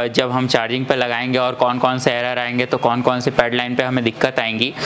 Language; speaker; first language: Hindi; native; Hindi